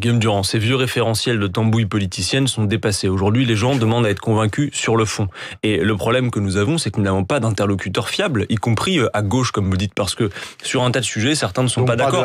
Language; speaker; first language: French; native; French